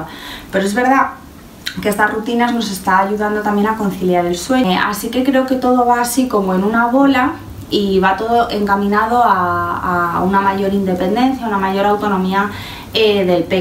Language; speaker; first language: Spanish; native; Spanish